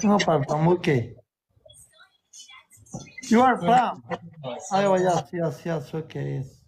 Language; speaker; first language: English; non-native, learner; Pashto